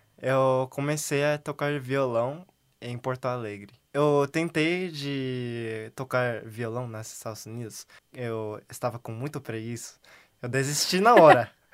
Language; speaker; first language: Portuguese; non-native, learner; Korean